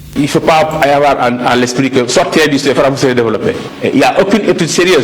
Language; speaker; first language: French; non-native, local second language; Wolof